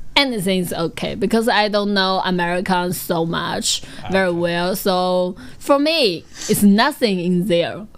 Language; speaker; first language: English; non-native, learner; Chinese